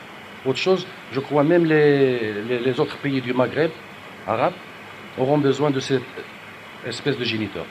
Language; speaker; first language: French; non-native, local second language; Arabic